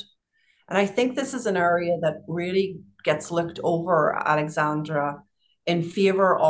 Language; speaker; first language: English; native; English